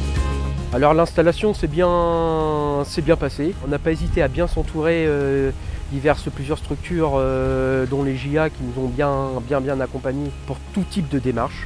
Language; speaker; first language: French; native; French